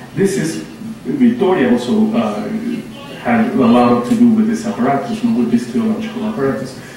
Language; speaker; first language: English; non-native, fluent; Spanish